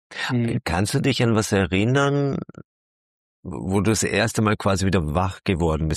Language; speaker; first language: German; native; German